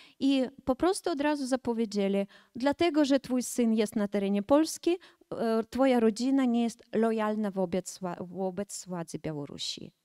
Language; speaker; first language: Polish; early bilingual, heritage; Polish